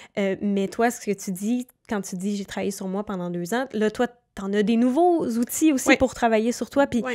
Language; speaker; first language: French; native; French